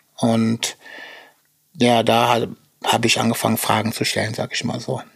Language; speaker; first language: German; early bilingual, other home language; Russian